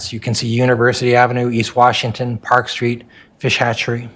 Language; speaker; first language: English; native; English